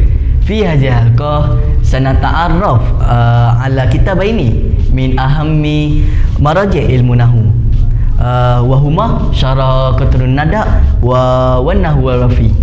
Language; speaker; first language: Arabic; non-native, learner; Malay